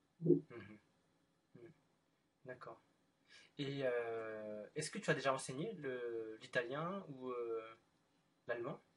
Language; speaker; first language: French; non-native, fluent; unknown